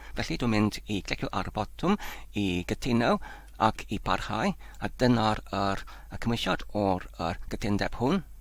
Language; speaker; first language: Welsh; non-native, local second language; English